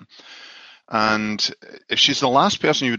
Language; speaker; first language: English; native; English